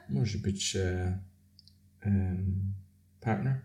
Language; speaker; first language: Polish; non-native, learner; English